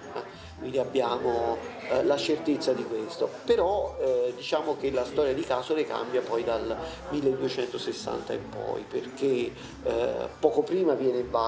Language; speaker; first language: Italian; native; Italian